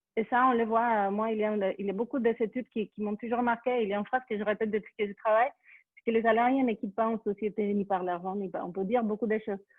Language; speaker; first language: French; non-native, fluent; Spanish